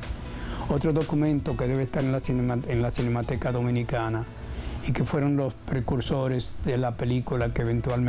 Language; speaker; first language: Spanish; native; Spanish